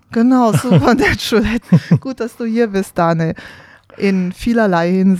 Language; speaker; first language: German; native; German